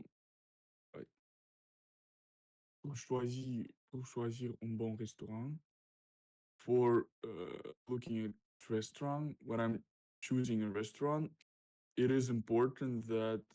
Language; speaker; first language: English; non-native, learner; Russian